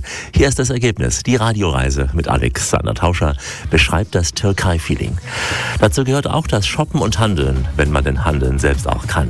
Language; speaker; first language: German; native; German